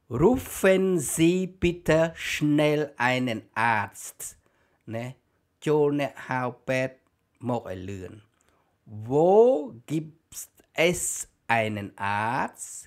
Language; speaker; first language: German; non-native, learner; Khmer